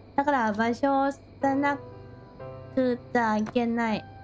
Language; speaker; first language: Japanese; non-native, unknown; Thai